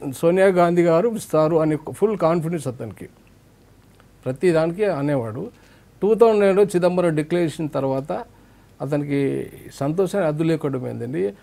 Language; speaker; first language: Telugu; native; Telugu